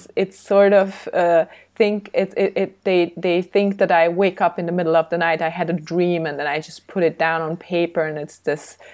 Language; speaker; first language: English; early bilingual, other home language; Hungarian